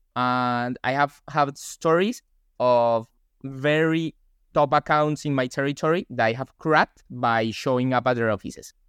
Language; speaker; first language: English; non-native, fluent; Spanish